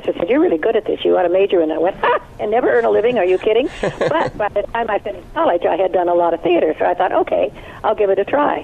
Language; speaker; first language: English; native; English